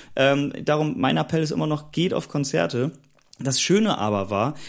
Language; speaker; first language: German; native; German